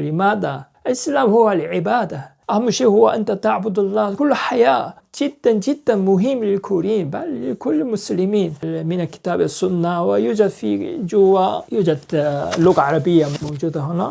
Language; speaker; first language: Arabic; non-native, learner; Korean